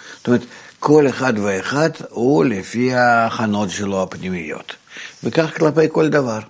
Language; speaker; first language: Hebrew; non-native, fluent; Russian